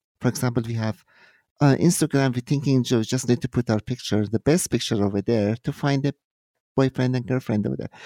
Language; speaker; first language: English; non-native, fluent; Persian